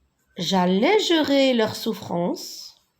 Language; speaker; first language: French; non-native, local second language; Arabic